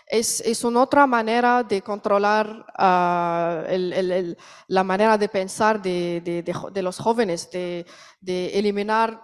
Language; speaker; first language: Spanish; non-native, learner; Arabic